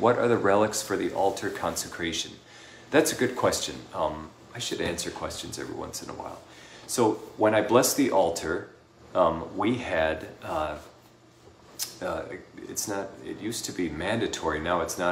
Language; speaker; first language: English; native; English